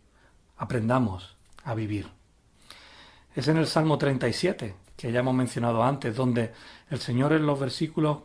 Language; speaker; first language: Spanish; native; Spanish